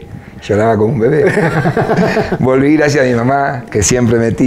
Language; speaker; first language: Spanish; native; Spanish